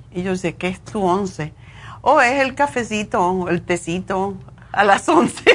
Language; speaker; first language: Spanish; native; Spanish